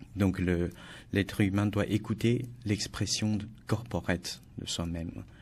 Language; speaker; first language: French; non-native, fluent; Chinese